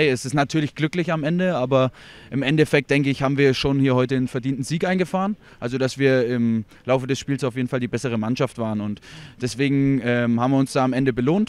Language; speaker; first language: German; native; German